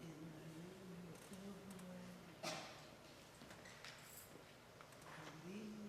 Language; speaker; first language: Hebrew; non-native, fluent; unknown